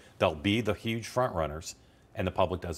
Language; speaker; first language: English; native; English